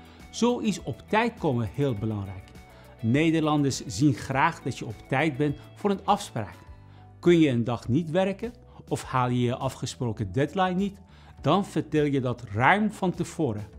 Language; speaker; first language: Dutch; non-native, fluent; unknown